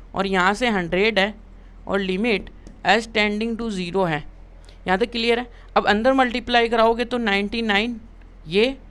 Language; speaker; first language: Hindi; native; Hindi